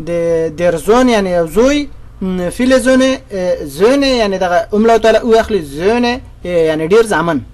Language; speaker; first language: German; non-native, fluent; Pashto